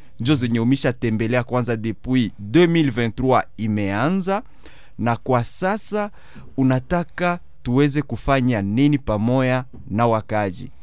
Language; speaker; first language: Swahili; native; Swahili